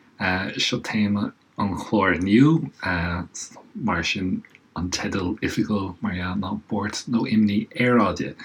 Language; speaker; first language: Irish; non-native, local second language; English